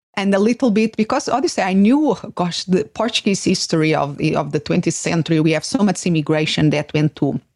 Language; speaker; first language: English; non-native, fluent; Portuguese